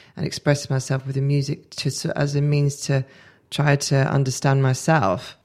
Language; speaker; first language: English; native; English